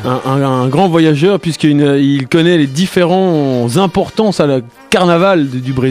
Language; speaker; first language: French; native; French